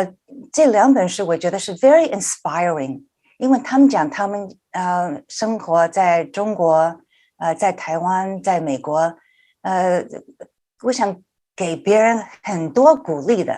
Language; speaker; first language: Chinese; early bilingual, heritage; Chinese